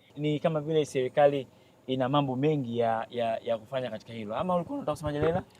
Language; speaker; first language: Swahili; native; Swahili